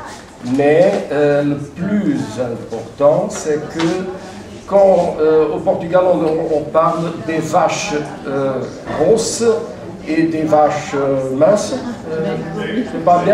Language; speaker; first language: French; non-native, fluent; Portuguese